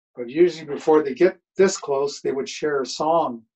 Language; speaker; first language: English; native; English